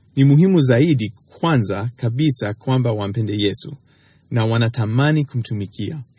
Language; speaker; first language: Swahili; early bilingual, other home language; English